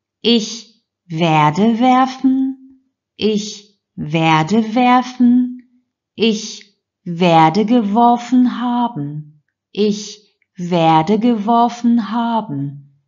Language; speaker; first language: German; non-native, fluent; Turkish